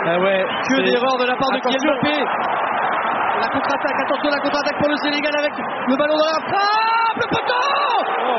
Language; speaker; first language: French; native; French